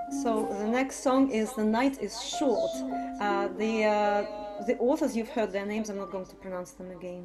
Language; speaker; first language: English; non-native, fluent; Russian